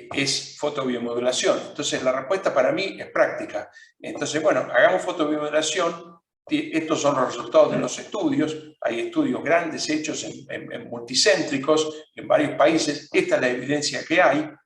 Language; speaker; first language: Spanish; non-native, fluent; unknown